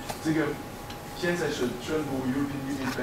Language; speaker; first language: Chinese; non-native, fluent; German